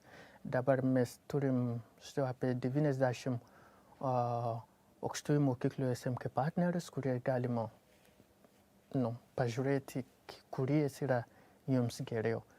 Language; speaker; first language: Lithuanian; non-native, learner; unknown